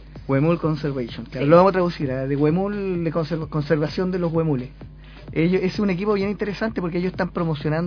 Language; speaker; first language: Spanish; native; Spanish